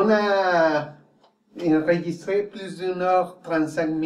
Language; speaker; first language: French; non-native, fluent; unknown